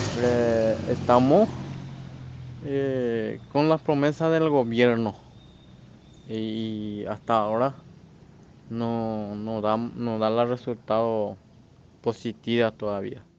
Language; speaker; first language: Spanish; non-native, local second language; Guarani